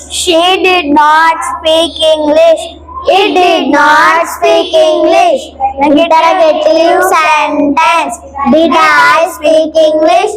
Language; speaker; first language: English; non-native, learner; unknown